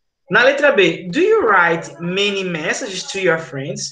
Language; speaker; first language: English; non-native, fluent; Portuguese